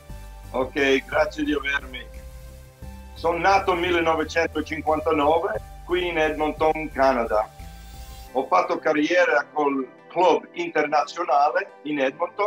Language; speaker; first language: Italian; early bilingual, heritage; Italian